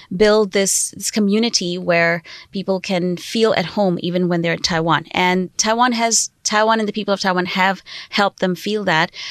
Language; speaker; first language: English; non-native, fluent; Sindhi